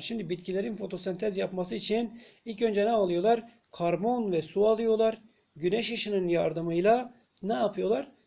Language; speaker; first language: Turkish; native; Turkish